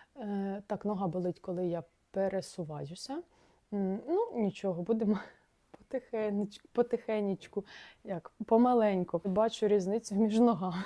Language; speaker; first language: Ukrainian; non-native, local second language; Russian